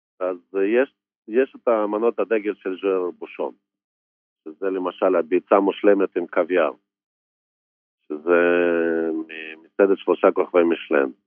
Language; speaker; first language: Hebrew; non-native, fluent; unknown